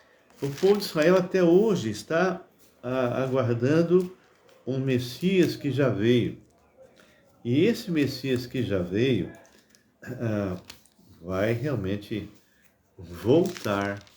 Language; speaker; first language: Portuguese; native; Portuguese